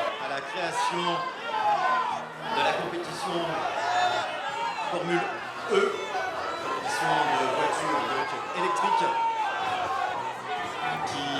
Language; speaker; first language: French; native; French